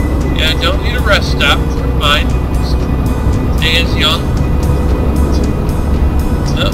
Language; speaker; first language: English; native; English